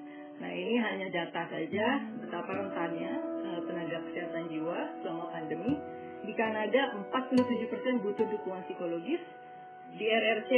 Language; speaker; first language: Indonesian; native; Indonesian